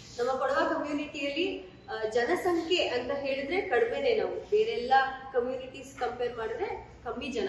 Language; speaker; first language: Kannada; non-native, local second language; Kodava